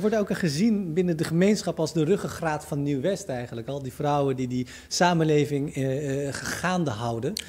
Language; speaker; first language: Dutch; native; Dutch